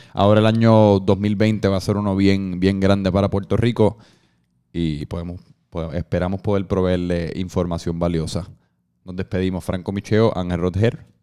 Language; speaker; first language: Spanish; native; Spanish